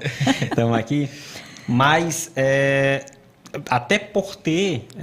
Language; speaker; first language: Portuguese; native; Portuguese